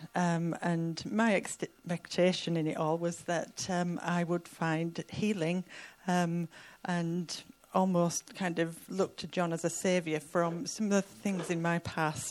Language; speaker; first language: English; native; English